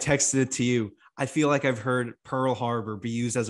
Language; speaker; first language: English; native; English